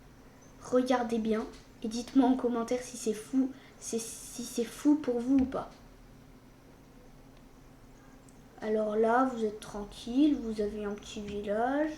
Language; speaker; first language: French; native; French